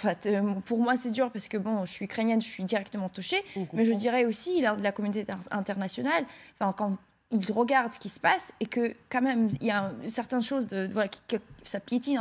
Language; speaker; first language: French; non-native, fluent; Ukrainian